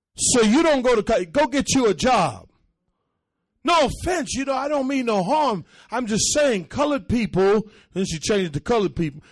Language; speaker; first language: English; early bilingual, other home language; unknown